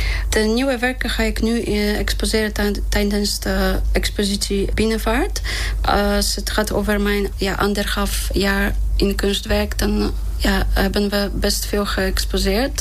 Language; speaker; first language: Dutch; non-native, fluent; Polish